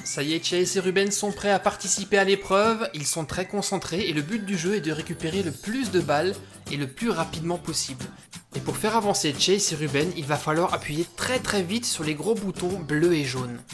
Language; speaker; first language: French; native; French